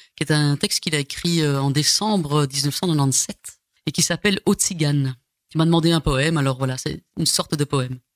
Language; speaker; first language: French; native; French